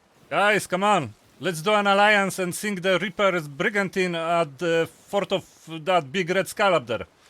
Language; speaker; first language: English; non-native, fluent; Polish